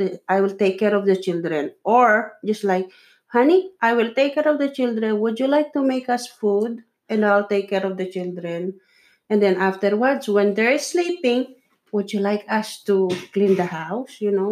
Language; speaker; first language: English; non-native, local second language; Filipino